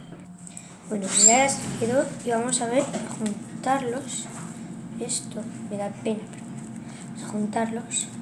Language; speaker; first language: Spanish; native; Spanish